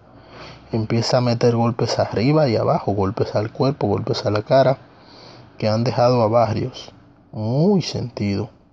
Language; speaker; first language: Spanish; native; Spanish